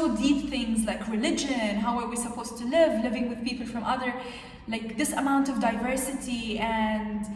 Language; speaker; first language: English; non-native, fluent; Arabic